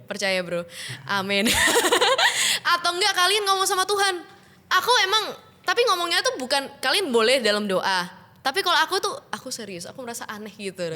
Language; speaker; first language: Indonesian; native; Indonesian